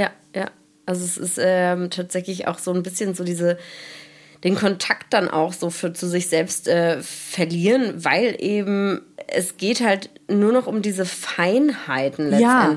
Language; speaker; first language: German; native; German